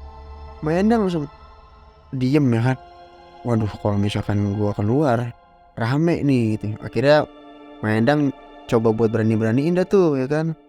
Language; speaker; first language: Indonesian; native; Indonesian